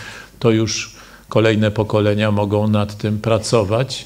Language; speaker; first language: Polish; native; Polish